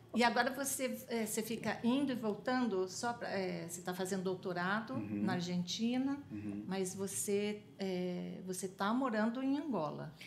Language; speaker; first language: Portuguese; native; Portuguese